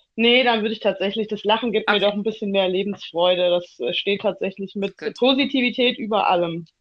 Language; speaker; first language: German; early bilingual, other home language; Italian